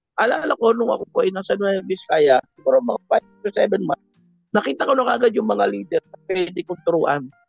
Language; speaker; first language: Filipino; native; Filipino